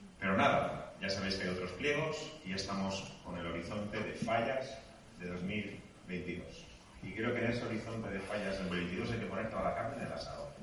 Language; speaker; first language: Spanish; native; Spanish